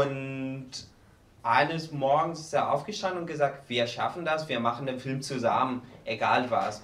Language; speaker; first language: German; non-native, learner; Spanish